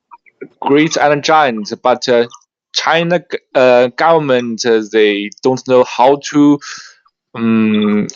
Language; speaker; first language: English; non-native, learner; Chinese